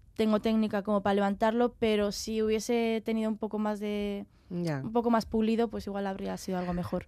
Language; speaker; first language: Spanish; native; Spanish